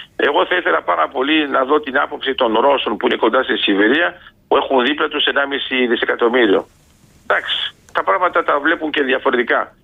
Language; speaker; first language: Greek; early bilingual, heritage; Greek